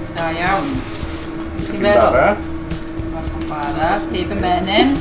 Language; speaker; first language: Welsh; non-native, learner; English